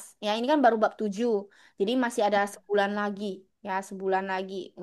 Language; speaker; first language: Indonesian; native; Indonesian